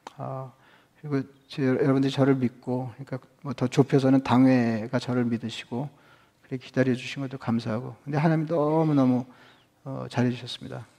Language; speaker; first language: Korean; native; Korean